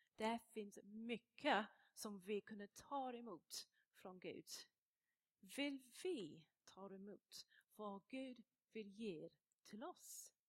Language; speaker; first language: Swedish; non-native, fluent; English